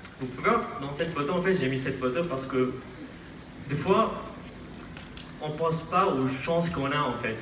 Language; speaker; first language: French; non-native, fluent; Aramaic